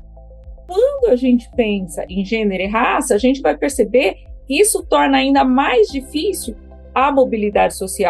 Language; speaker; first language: Portuguese; native; Portuguese